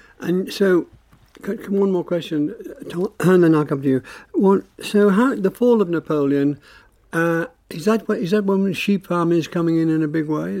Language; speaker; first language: English; native; English